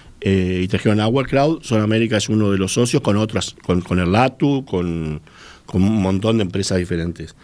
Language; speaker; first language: Spanish; native; Spanish